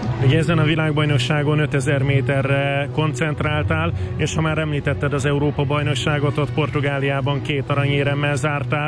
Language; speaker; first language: Hungarian; native; Hungarian